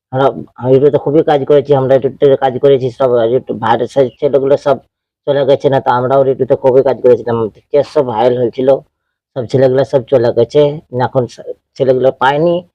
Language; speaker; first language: Bangla; non-native, local second language; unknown